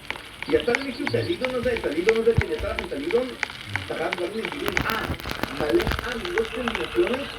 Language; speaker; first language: Hebrew; native; Hebrew